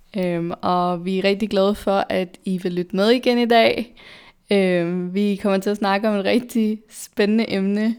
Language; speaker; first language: Danish; early bilingual, other home language; Arabic